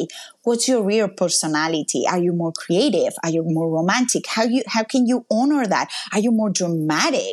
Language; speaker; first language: English; non-native, fluent; Spanish